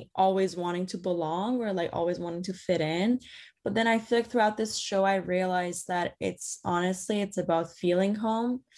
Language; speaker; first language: English; non-native, fluent; Persian